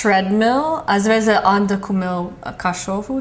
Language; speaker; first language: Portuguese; early bilingual, heritage; Portuguese